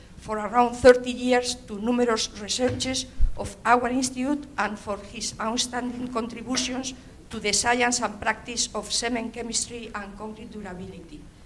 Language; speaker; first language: English; non-native, fluent; Spanish